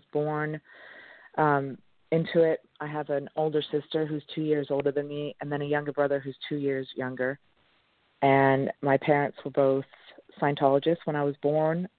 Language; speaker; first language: English; non-native, local second language; French